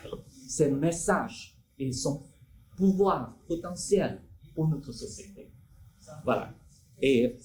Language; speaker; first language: French; non-native, fluent; Chinese